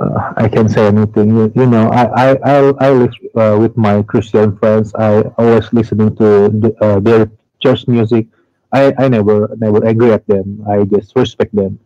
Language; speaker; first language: English; non-native, learner; Indonesian